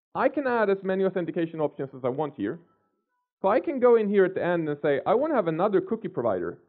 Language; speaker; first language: English; non-native, fluent; Swedish